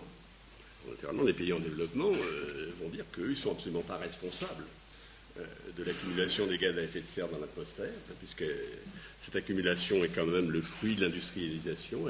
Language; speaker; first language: French; native; French